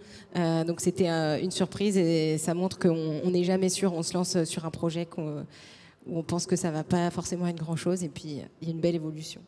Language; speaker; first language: French; native; French